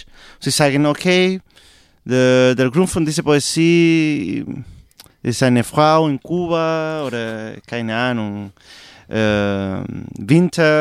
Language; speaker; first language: German; non-native, learner; Spanish